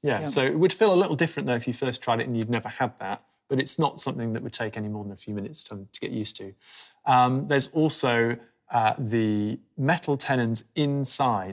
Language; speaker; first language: English; native; English